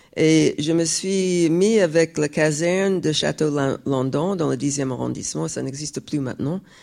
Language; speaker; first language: French; non-native, fluent; English